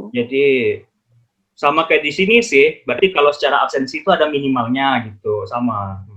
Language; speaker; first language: Indonesian; native; Indonesian